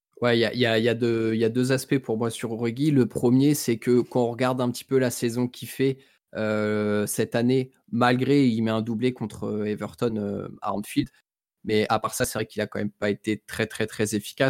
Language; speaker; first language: French; native; French